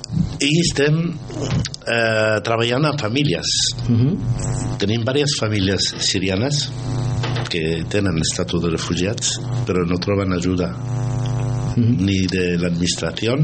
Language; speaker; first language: Catalan; non-native, fluent; Arabic